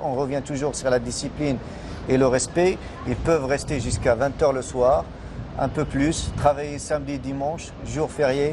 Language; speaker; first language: French; non-native, local second language; Arabic